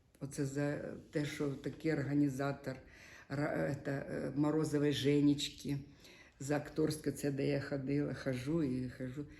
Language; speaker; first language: Ukrainian; non-native, local second language; Russian